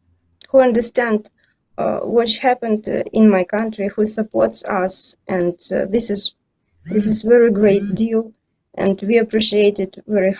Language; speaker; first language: English; non-native, learner; Ukrainian